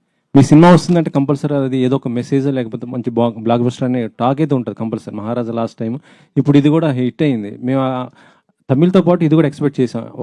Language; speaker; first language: Telugu; native; Telugu